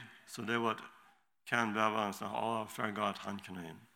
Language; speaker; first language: German; non-native, learner; Low German